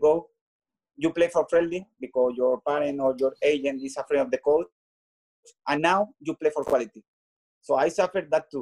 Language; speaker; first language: English; non-native, learner; Spanish